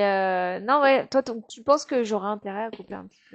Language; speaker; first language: French; native; French